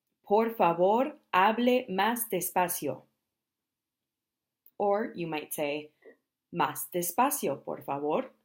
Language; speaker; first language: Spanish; non-native, fluent; English